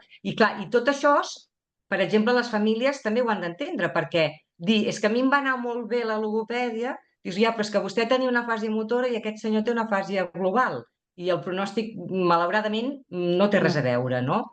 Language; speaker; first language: Catalan; native; Catalan